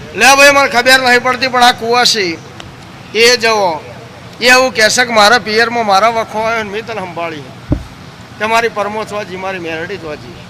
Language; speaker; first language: Gujarati; native; Gujarati